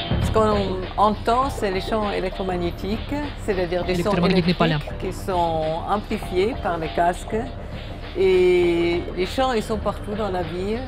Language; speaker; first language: French; non-native, fluent; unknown